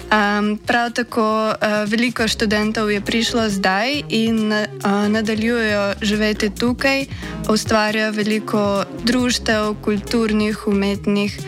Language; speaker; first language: Slovenian; non-native, fluent; Ukrainian